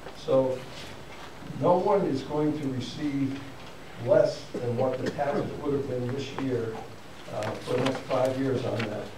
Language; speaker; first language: English; native; English